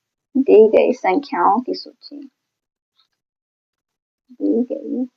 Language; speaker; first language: Hindi; native; Hindi